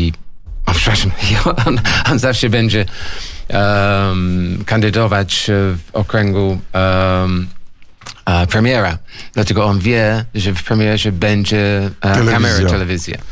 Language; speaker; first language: Polish; non-native, fluent; English